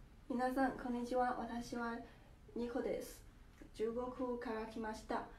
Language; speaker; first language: Japanese; non-native, learner; Chinese